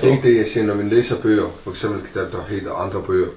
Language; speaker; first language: Danish; early bilingual, other home language; Arabic